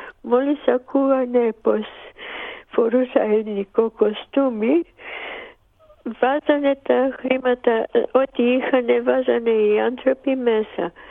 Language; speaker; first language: Greek; early bilingual, heritage; Greek